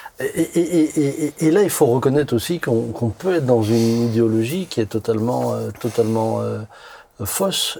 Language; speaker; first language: French; native; French